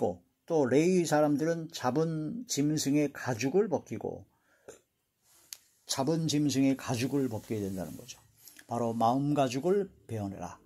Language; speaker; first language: Korean; native; Korean